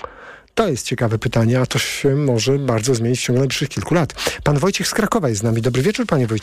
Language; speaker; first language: Polish; native; Polish